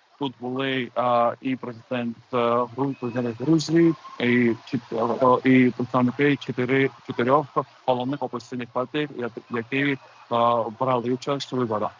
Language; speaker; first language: Ukrainian; non-native, fluent; Georgian